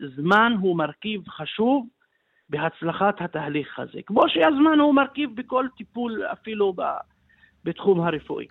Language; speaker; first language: Hebrew; non-native, local second language; Arabic